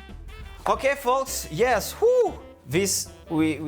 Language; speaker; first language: English; non-native, learner; French